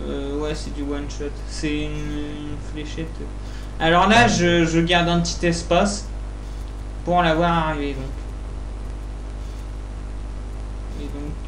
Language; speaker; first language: French; native; French